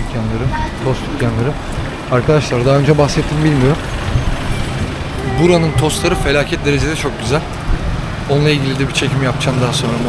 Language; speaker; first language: Turkish; native; Turkish